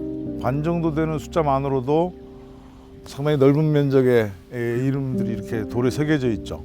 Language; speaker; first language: Korean; native; Korean